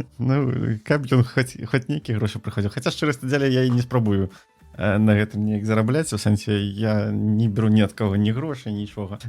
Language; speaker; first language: Belarusian; non-native, local second language; Russian